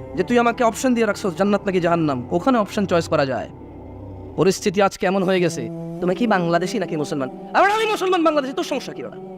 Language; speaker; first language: Bangla; early bilingual, heritage; Bangla